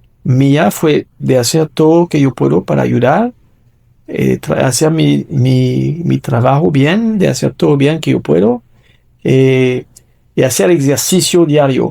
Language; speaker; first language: Spanish; non-native, fluent; French